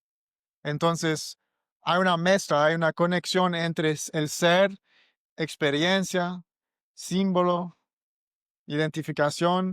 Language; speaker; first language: Spanish; non-native, learner; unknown